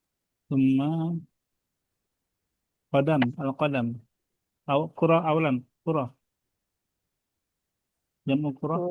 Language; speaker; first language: Arabic; non-native, fluent; Indonesian